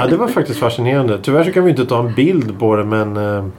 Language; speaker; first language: Swedish; native; Swedish